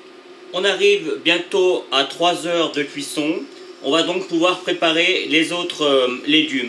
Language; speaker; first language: French; native; French